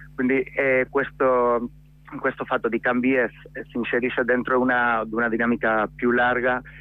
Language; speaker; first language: Italian; non-native, fluent; Catalan